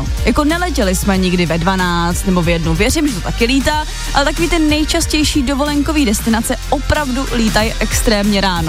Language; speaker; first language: Czech; native; Czech